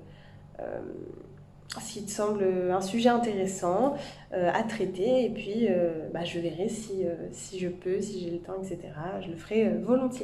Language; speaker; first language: French; native; French